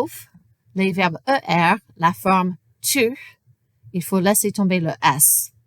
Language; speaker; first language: French; non-native, fluent; English